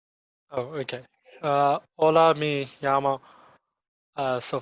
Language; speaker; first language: Spanish; non-native, learner; English